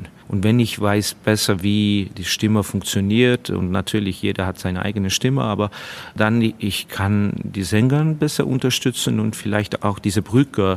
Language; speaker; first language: German; non-native, fluent; Estonian